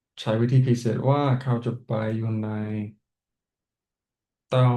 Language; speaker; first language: Thai; non-native, fluent; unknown